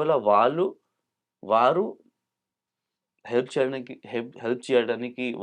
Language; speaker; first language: Telugu; non-native, local second language; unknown